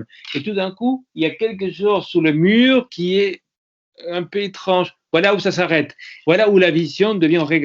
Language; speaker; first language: French; non-native, fluent; Spanish